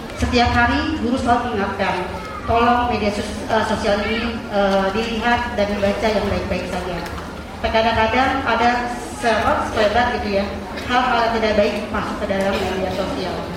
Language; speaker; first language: Indonesian; native; Indonesian